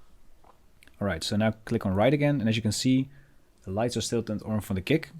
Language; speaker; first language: English; non-native, fluent; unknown